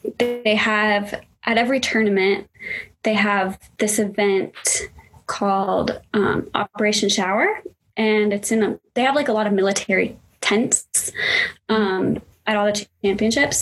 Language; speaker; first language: English; native; English